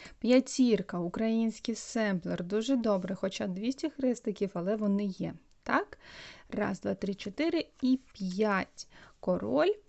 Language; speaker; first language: Ukrainian; non-native, local second language; Russian